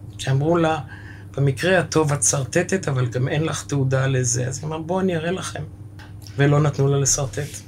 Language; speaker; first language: Hebrew; early bilingual, other home language; German